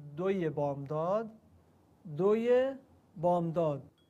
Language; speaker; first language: Persian; non-native, learner; Arabic